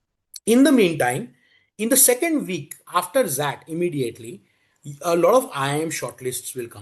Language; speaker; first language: English; non-native, local second language; Hindi